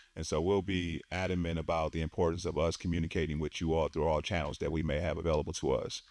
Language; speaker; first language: English; native; English